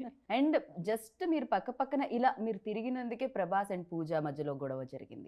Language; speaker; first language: Telugu; native; Telugu